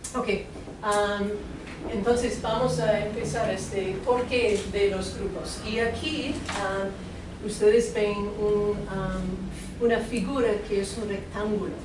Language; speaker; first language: Spanish; non-native, fluent; English